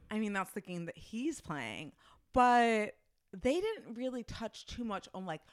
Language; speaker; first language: English; native; English